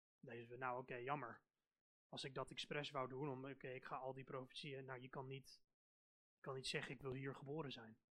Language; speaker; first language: Dutch; non-native, fluent; English